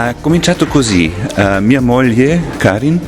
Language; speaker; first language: Italian; non-native, fluent; German